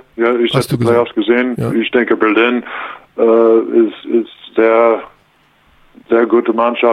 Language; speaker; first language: German; non-native, learner; English